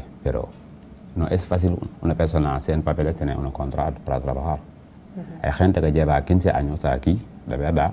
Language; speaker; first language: Spanish; non-native, learner; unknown